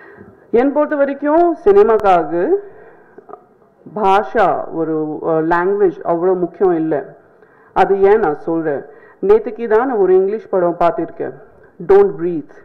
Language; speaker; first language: Tamil; non-native, fluent; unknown